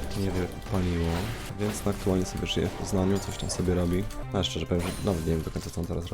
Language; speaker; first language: Polish; native; Polish